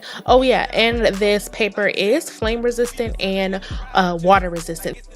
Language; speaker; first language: English; native; English